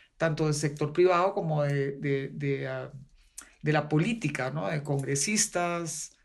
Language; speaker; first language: Spanish; native; Spanish